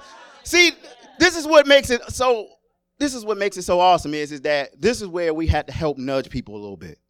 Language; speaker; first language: English; native; English